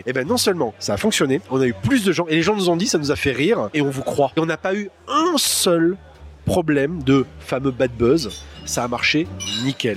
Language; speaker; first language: French; native; French